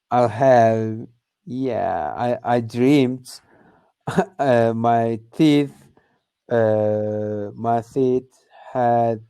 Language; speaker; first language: English; non-native, learner; Turkish